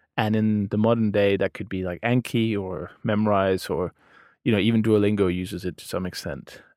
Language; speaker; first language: English; non-native, fluent; Danish